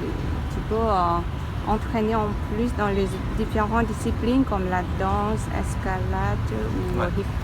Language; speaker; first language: French; non-native, learner; Vietnamese